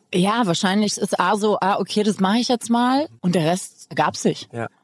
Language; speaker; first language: German; native; German